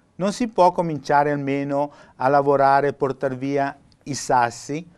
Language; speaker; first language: Italian; native; Italian